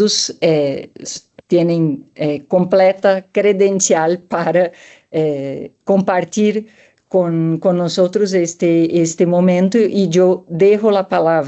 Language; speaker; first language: Spanish; non-native, fluent; Portuguese